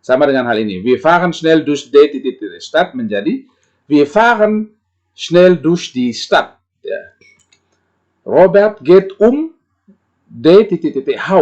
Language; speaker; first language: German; non-native, fluent; Indonesian